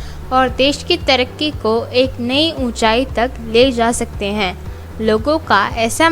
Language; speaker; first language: Hindi; non-native, local second language; Malayalam